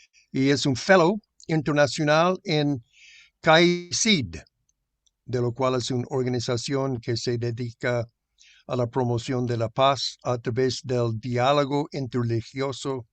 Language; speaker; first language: Spanish; non-native, fluent; English